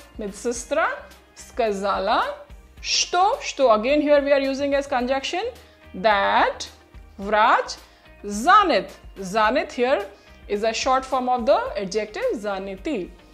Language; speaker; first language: English; non-native, local second language; Hindi